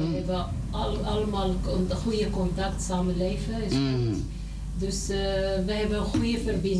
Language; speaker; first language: Dutch; non-native, learner; Arabic